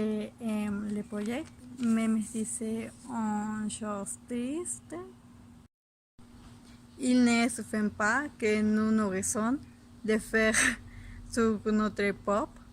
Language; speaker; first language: French; non-native, learner; Spanish